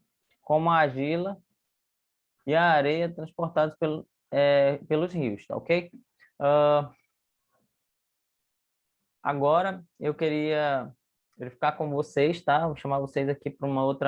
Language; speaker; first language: Portuguese; native; Portuguese